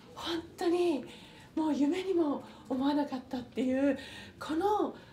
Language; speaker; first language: Japanese; native; Japanese